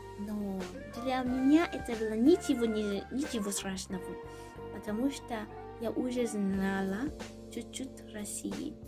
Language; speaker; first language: Russian; non-native, learner; Swahili